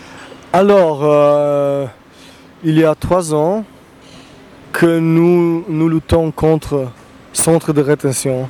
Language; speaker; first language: French; non-native, fluent; Slovenian